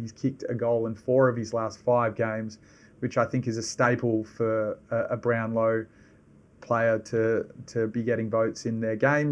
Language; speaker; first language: English; native; English